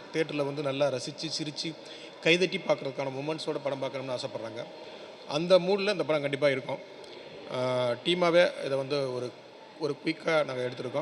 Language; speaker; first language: Tamil; native; Tamil